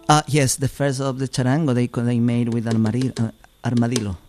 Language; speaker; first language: English; non-native, learner; Spanish